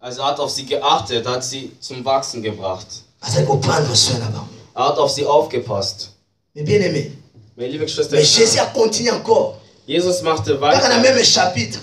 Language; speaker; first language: German; non-native, learner; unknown